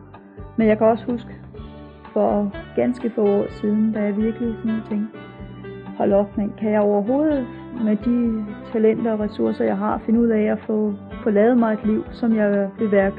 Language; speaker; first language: Danish; native; Danish